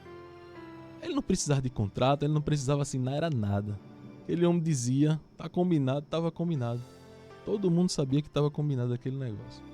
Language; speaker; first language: Portuguese; native; Portuguese